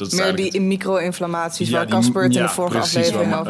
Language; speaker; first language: Dutch; native; Dutch